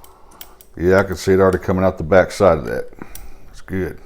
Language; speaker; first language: English; native; English